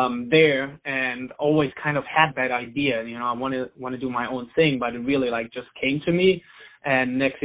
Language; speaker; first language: English; non-native, fluent; German